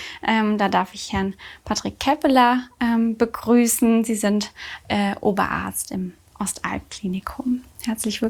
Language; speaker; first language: German; native; German